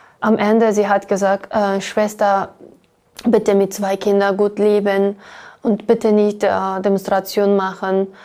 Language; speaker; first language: German; non-native, learner; Uyghur